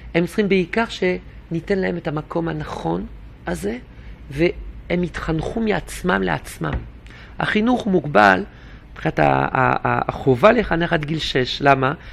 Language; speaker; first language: Hebrew; non-native, fluent; French